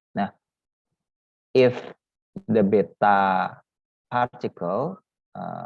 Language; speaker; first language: English; non-native, learner; Indonesian